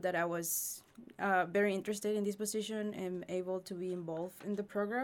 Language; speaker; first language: English; non-native, fluent; Spanish